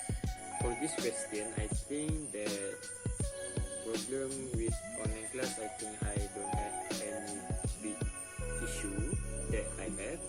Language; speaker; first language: English; non-native, local second language; Malay